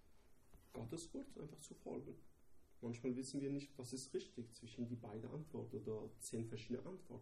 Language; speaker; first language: German; non-native, learner; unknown